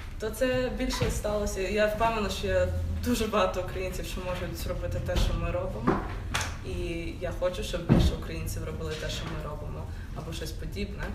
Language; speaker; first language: Ukrainian; non-native, local second language; English